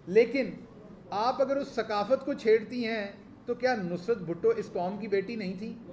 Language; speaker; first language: Urdu; non-native, local second language; Punjabi